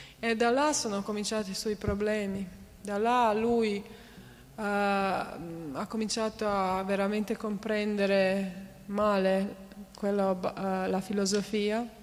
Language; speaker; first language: Italian; non-native, fluent; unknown